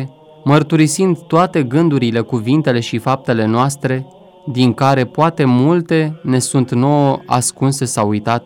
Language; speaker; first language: Romanian; native; Romanian